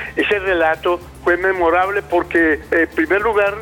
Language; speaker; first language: Spanish; native; Spanish